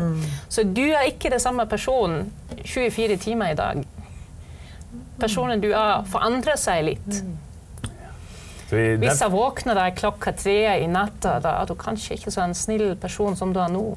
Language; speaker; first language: Norwegian; non-native, fluent; German